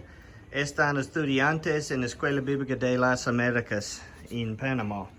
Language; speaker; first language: Spanish; non-native, learner; English